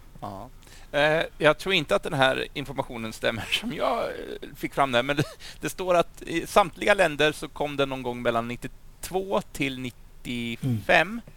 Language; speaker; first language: Swedish; native; Swedish